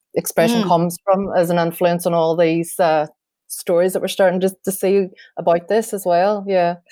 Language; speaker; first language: English; native; English